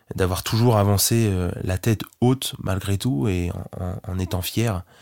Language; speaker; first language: French; native; French